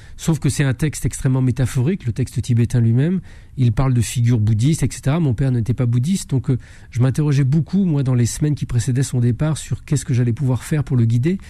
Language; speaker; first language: French; native; French